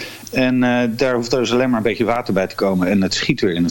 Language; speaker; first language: Dutch; native; Dutch